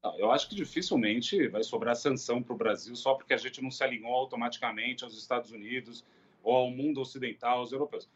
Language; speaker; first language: Portuguese; native; Portuguese